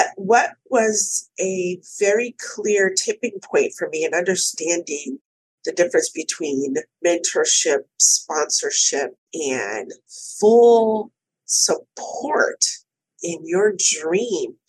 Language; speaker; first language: English; native; English